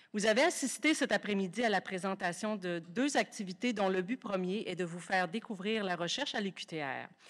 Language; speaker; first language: French; native; French